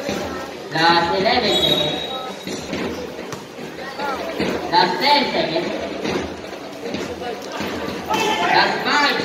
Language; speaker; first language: English; non-native, local second language; Filipino